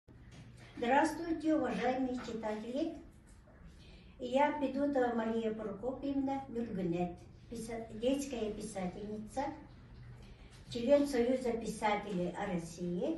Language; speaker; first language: Russian; non-native, local second language; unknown